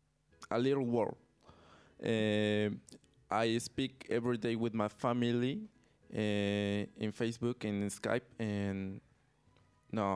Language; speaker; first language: English; non-native, learner; Spanish